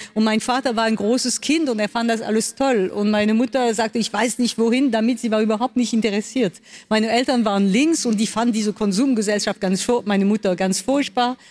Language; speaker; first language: German; non-native, local second language; French